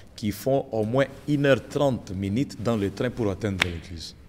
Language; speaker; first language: French; non-native, local second language; Lingala